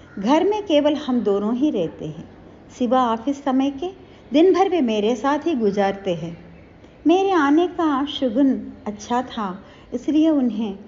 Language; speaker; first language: Hindi; non-native, local second language; Telugu